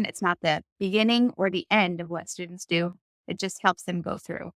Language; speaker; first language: English; native; English